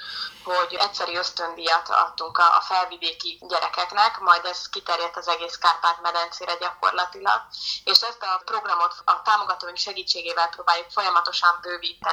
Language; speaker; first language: Hungarian; native; Hungarian